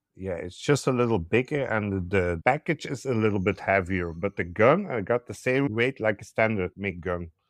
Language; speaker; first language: English; non-native, learner; Dutch